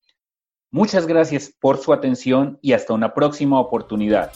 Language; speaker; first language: Spanish; native; Spanish